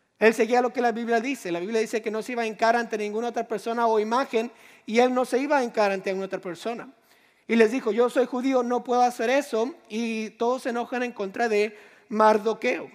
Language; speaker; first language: Spanish; native; Spanish